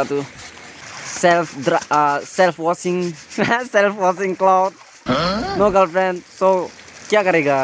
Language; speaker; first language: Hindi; non-native, local second language; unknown